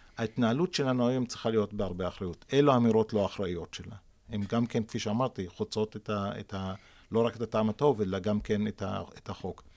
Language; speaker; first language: Hebrew; non-native, local second language; Arabic